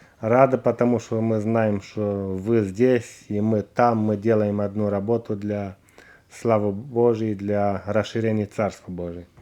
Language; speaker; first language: Russian; non-native, local second language; Romanian